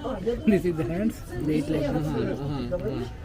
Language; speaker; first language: English; non-native, local second language; Hindi